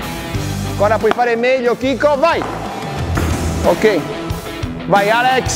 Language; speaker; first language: Italian; native; Italian